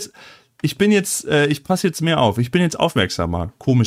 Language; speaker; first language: German; native; German